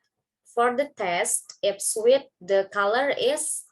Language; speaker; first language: English; non-native, learner; Indonesian